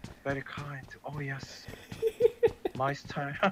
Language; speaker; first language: English; non-native, learner; Korean